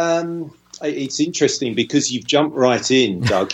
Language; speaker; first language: English; native; English